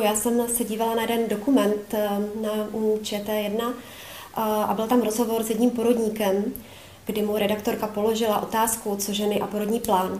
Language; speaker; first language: Czech; native; Czech